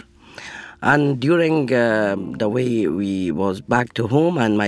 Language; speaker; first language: English; non-native, learner; Persian